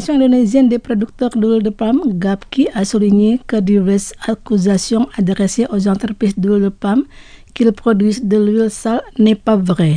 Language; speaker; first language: French; non-native, fluent; Indonesian